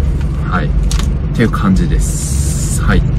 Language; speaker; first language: Japanese; native; Japanese